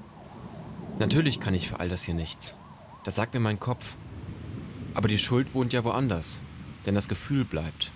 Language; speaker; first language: German; native; German